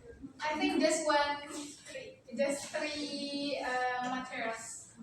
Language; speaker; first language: English; non-native, learner; Indonesian